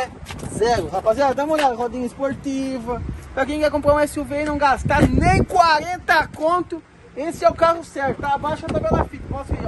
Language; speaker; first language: Portuguese; native; Portuguese